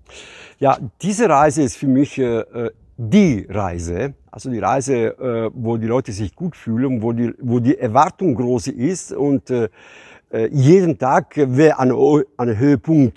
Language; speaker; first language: German; non-native, fluent; Italian